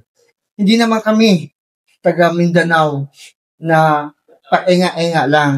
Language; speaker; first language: Filipino; native; Filipino